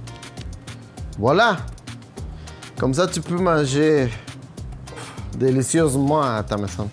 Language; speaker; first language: French; non-native, learner; Spanish